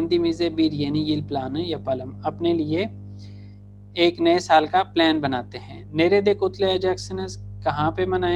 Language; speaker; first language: Turkish; non-native, fluent; Urdu